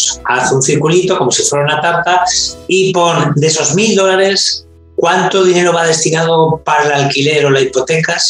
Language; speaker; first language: Spanish; native; Spanish